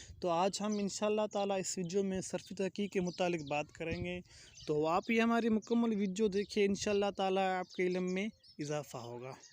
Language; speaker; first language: Urdu; non-native, local second language; Pashto